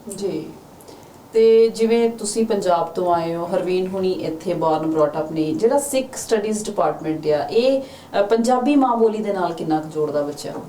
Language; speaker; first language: Punjabi; native; Punjabi